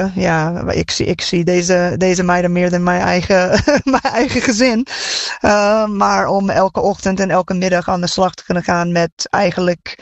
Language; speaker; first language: Dutch; non-native, fluent; English